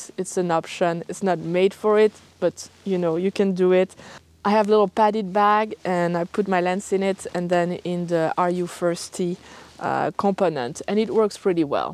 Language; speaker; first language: English; non-native, fluent; French